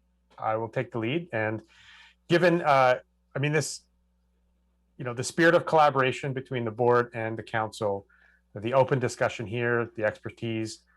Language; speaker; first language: English; native; English